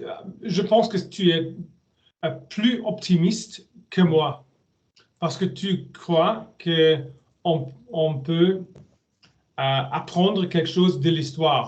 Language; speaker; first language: French; non-native, learner; German